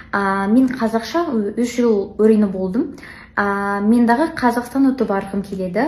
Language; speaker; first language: Kazakh; non-native, learner; English